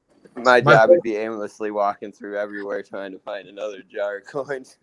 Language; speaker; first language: English; native; English